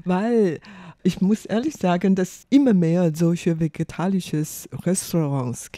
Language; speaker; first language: German; non-native, fluent; Chinese